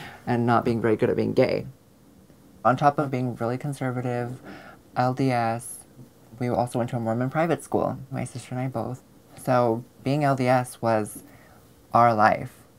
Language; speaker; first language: English; native; English